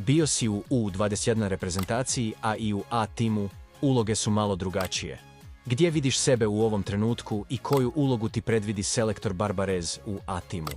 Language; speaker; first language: Croatian; native; Croatian